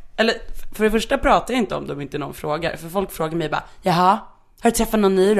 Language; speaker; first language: Swedish; native; Swedish